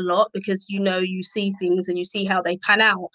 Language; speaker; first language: English; native; English